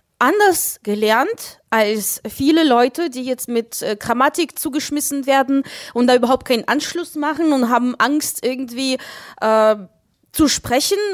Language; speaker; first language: German; non-native, fluent; Ukrainian